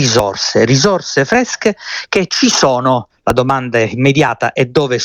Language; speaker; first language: Italian; native; Italian